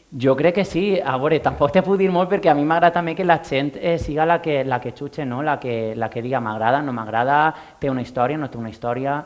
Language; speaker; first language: Catalan; non-native, local second language; Spanish